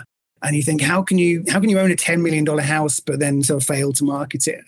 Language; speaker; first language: English; native; English